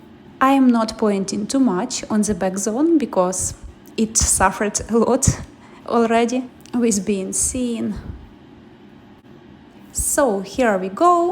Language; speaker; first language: English; non-native, fluent; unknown